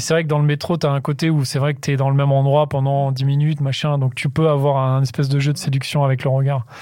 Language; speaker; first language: French; native; French